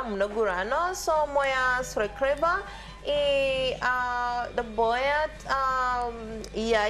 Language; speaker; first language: Macedonian; non-native, learner; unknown